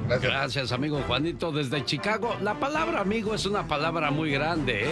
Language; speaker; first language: Spanish; native; Spanish